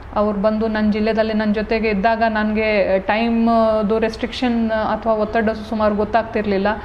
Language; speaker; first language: Kannada; non-native, fluent; Hindi